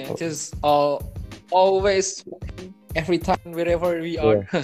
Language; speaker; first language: English; non-native, learner; Indonesian